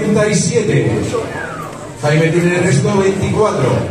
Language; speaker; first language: Spanish; native; Spanish